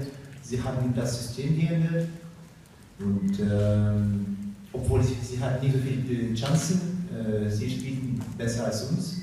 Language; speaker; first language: German; non-native, learner; Russian